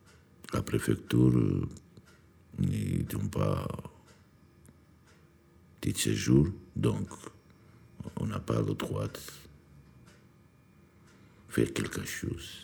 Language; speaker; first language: French; non-native, learner; Georgian